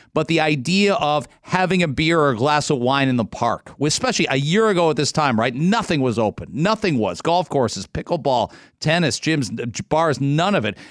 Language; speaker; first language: English; native; English